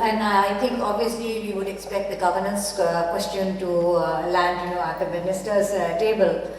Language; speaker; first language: English; non-native, local second language; Urdu